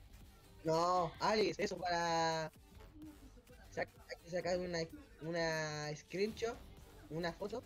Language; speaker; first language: Spanish; native; Spanish